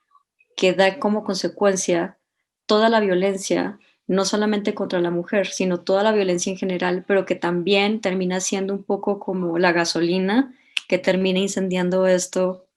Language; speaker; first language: Spanish; native; Spanish